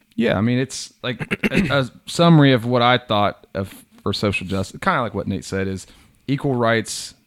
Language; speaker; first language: English; native; English